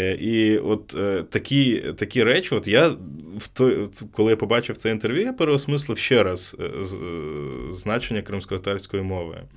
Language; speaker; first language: Ukrainian; non-native, local second language; Crimean Tatar